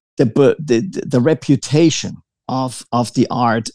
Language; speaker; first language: English; early bilingual, other home language; German